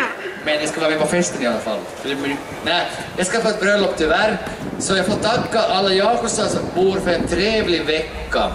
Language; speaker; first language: Swedish; native; Swedish